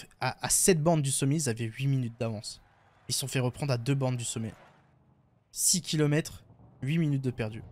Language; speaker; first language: French; native; French